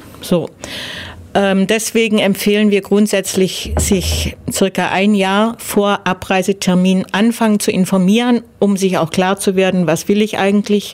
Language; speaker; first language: German; native; German